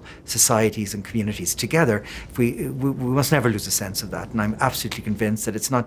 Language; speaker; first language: English; native; English